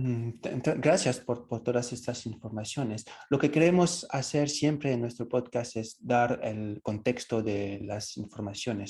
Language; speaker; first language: Spanish; non-native, fluent; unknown